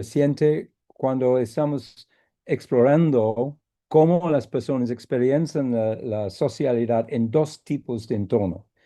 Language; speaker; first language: Spanish; non-native, fluent; English